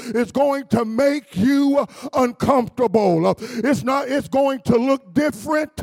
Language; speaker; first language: English; native; English